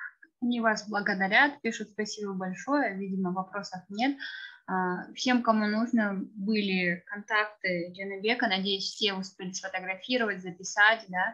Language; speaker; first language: Russian; native; Russian